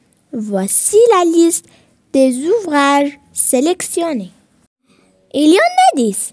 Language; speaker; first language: French; non-native, local second language; Arabic